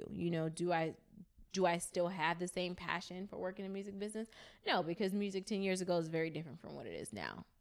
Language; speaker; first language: English; native; English